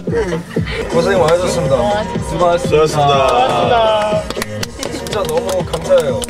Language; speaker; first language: Korean; early bilingual, heritage; English